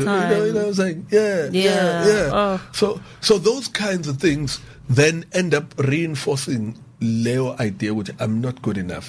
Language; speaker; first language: English; non-native, local second language; Zulu